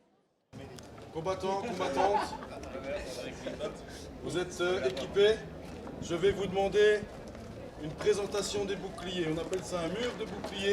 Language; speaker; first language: French; native; French